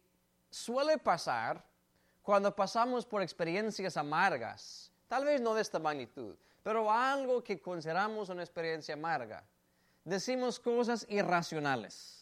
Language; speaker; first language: Spanish; native; Spanish